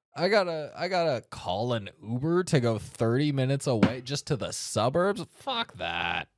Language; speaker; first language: English; native; English